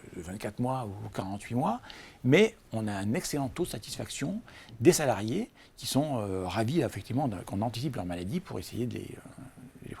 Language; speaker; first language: French; native; French